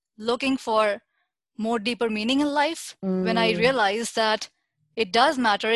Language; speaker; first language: English; non-native, local second language; Hindi